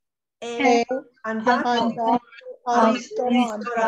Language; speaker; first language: Italian; non-native, learner; English